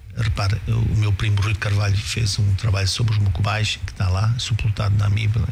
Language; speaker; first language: Portuguese; native; Portuguese